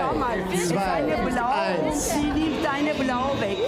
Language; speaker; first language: German; non-native, learner; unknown